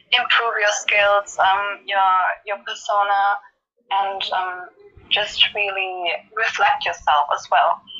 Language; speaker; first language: English; non-native, fluent; German